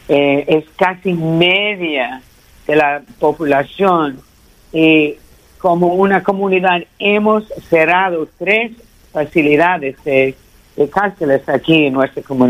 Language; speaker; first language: Spanish; early bilingual, heritage; Spanish